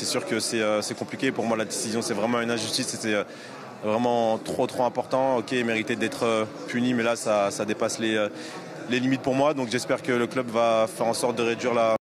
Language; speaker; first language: French; native; French